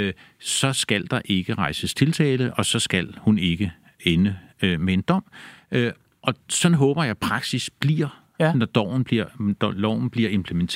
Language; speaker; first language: Danish; native; Danish